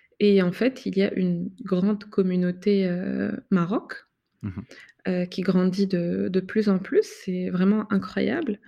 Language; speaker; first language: French; non-native, fluent; Arabic